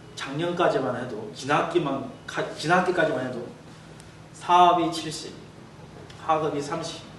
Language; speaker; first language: Korean; non-native, fluent; Chinese